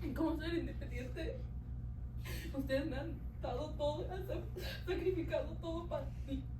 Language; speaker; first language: Spanish; early bilingual, heritage; Spanish